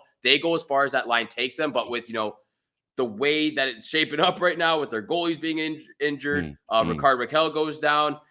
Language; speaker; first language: English; native; English